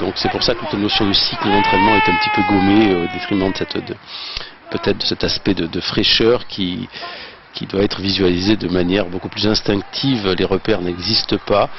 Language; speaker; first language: French; native; French